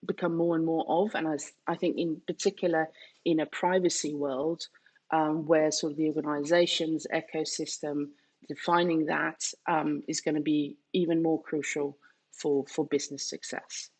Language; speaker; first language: English; non-native, fluent; Danish